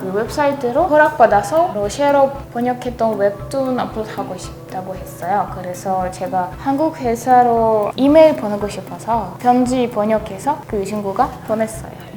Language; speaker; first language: Korean; non-native, learner; Russian